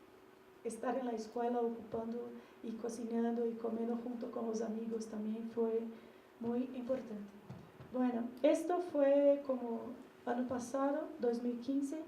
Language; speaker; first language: Spanish; non-native, learner; Portuguese